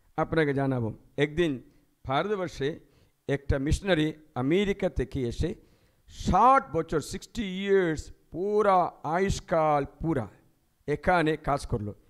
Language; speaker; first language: Bangla; non-native, fluent; Malayalam